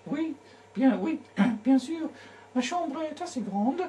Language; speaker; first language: French; non-native, learner; English